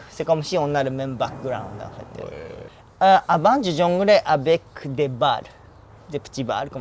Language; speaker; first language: French; non-native, fluent; Japanese